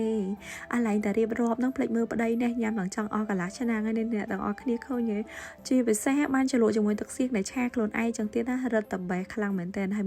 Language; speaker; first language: Khmer; native; Khmer